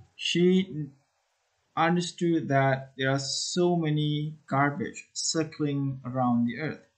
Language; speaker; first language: English; non-native, fluent; Indonesian